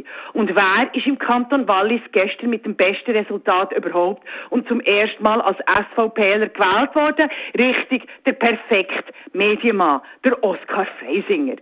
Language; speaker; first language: German; native; German